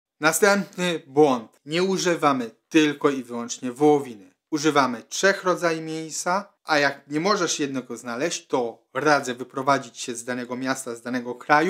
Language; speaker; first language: Polish; non-native, fluent; Italian